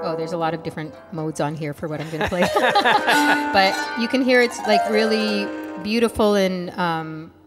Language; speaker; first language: English; non-native, fluent; Arabic